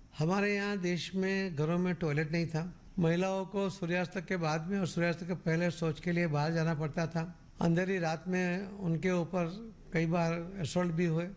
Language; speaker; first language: Hindi; non-native, local second language; Marathi